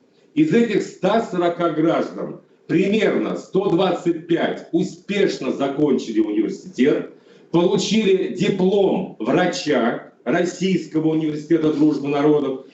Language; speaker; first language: Russian; native; Russian